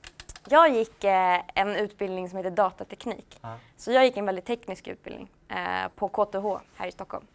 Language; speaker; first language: Swedish; native; Swedish